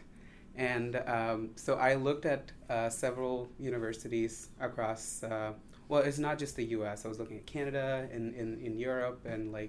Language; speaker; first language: English; non-native, local second language; Tamil